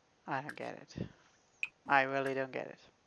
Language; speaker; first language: English; non-native, fluent; German